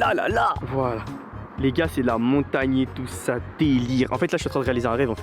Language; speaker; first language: French; native; French